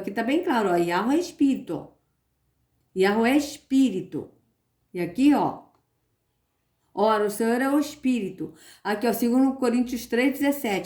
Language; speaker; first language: Portuguese; native; Portuguese